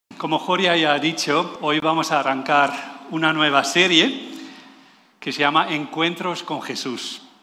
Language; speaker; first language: Spanish; non-native, fluent; Dutch